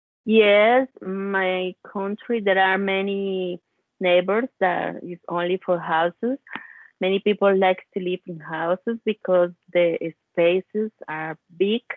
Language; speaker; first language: English; non-native, learner; Spanish